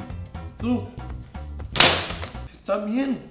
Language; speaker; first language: Spanish; native; Spanish